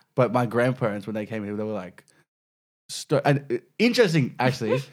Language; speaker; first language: English; native; English